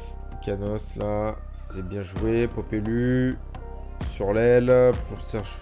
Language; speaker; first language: French; native; French